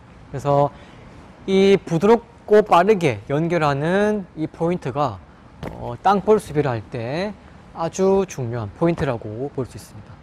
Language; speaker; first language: Korean; native; Korean